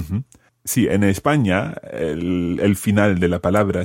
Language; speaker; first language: Spanish; non-native, fluent; English